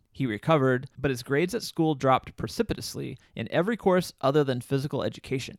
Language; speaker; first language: English; native; English